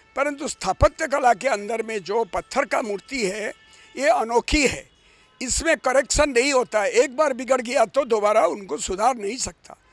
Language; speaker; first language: Hindi; non-native, local second language; Odia